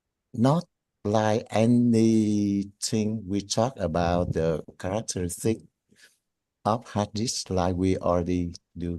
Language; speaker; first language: English; non-native, learner; Vietnamese